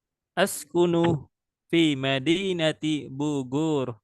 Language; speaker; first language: Arabic; non-native, fluent; Indonesian